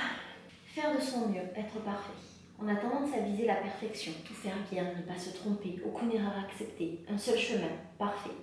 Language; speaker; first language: French; native; French